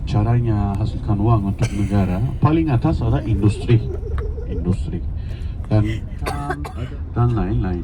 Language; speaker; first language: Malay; non-native, fluent; Turkish